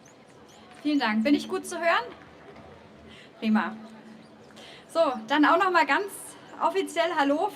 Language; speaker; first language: German; native; German